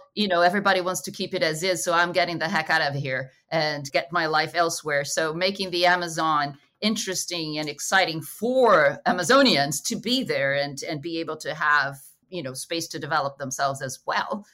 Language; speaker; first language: English; non-native, fluent; Portuguese